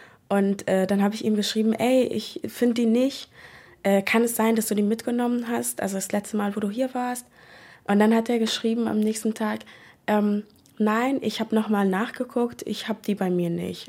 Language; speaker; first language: German; non-native, fluent; Arabic